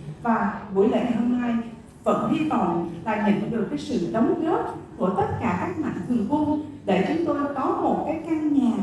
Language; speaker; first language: Vietnamese; native; Vietnamese